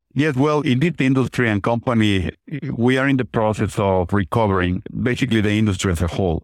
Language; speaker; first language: English; non-native, fluent; Spanish